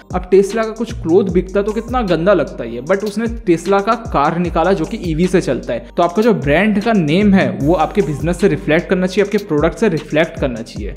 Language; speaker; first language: Hindi; non-native, local second language; Bangla